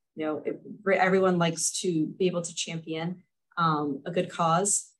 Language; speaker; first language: English; native; English